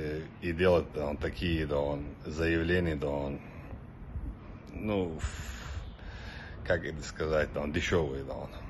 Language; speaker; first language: Russian; non-native, local second language; Chechen